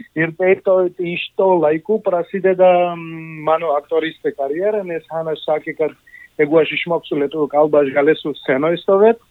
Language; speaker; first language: Lithuanian; non-native, fluent; Georgian